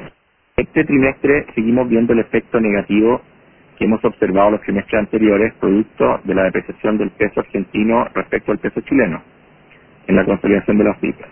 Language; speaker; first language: Spanish; native; Spanish